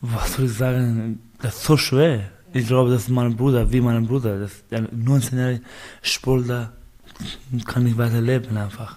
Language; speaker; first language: German; non-native, learner; Persian